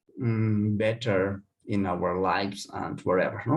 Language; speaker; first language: English; non-native, learner; Spanish